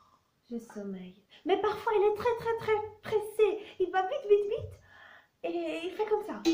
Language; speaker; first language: French; non-native, fluent; Italian